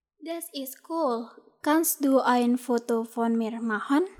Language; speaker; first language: German; non-native, learner; Indonesian